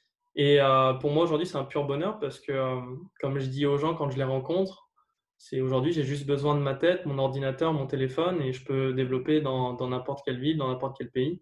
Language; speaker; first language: French; native; French